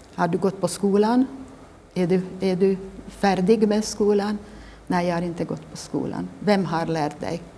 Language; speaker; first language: Swedish; non-native, fluent; Hungarian